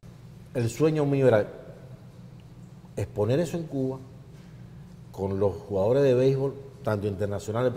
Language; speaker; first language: Spanish; native; Spanish